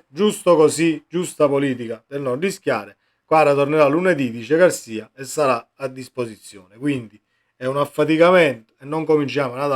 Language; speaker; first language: Italian; native; Italian